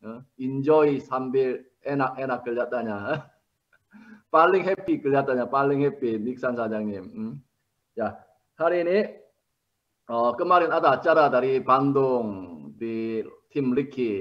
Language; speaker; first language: Indonesian; non-native, learner; Korean